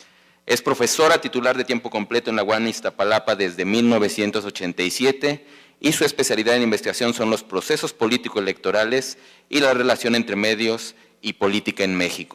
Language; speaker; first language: Spanish; native; Spanish